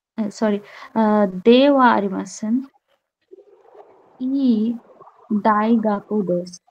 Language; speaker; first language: Japanese; non-native, learner; Bangla